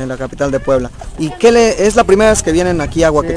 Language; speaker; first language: Spanish; native; Spanish